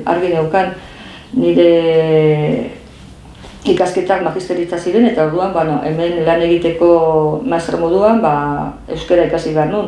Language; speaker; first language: Basque; non-native, local second language; Spanish